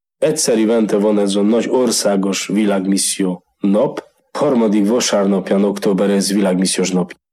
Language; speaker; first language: Hungarian; non-native, fluent; Polish